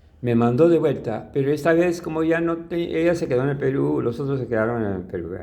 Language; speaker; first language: Spanish; early bilingual, other home language; English